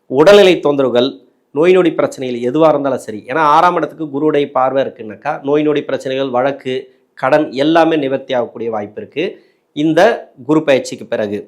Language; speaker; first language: Tamil; native; Tamil